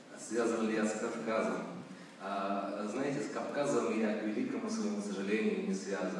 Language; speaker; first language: Russian; native; Russian